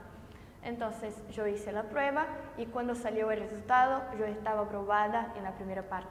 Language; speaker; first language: Spanish; non-native, fluent; Portuguese